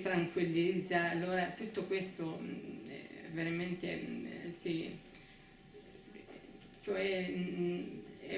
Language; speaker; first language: Italian; non-native, fluent; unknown